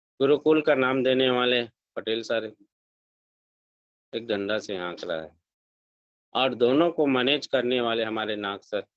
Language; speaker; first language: Hindi; native; Hindi